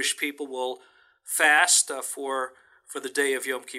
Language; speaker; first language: English; native; English